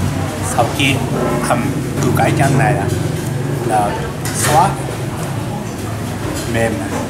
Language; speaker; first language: Vietnamese; non-native, learner; Japanese